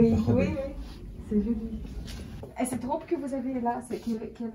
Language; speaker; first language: French; non-native, fluent; Russian